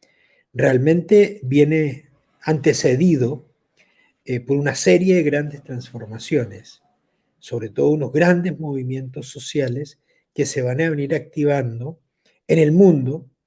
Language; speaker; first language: Spanish; native; Spanish